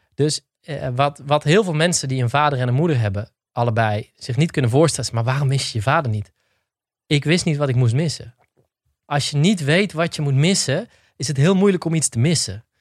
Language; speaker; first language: Dutch; native; Dutch